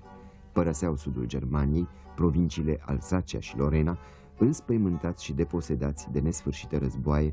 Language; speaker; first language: Romanian; native; Romanian